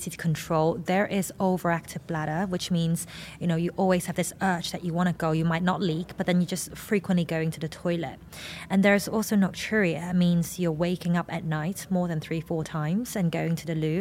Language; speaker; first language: English; non-native, local second language; Cantonese